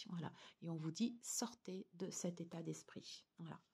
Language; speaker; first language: French; native; French